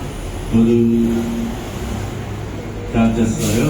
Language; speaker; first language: Korean; non-native, fluent; Burmese